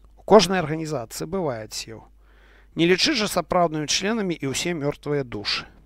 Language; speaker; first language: Belarusian; non-native, local second language; Russian